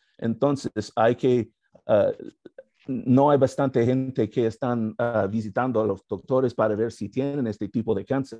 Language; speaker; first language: Spanish; non-native, learner; English